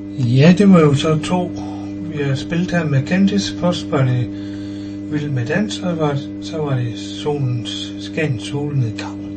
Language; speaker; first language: Danish; native; Danish